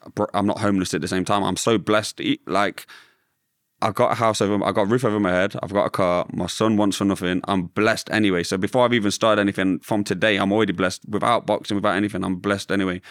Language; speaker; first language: English; native; English